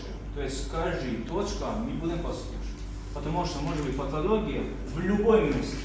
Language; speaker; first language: Russian; non-native, fluent; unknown